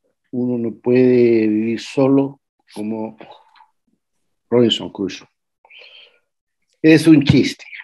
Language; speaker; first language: Spanish; native; Spanish